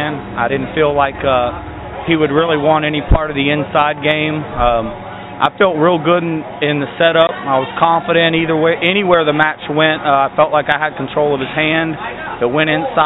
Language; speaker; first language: English; native; English